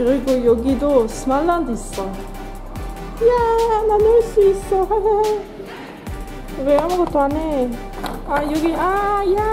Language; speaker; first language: Korean; non-native, learner; Dutch